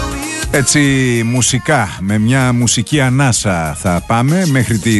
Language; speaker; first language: Greek; native; Greek